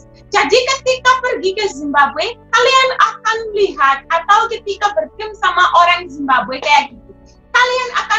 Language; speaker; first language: Indonesian; non-native, fluent; Shona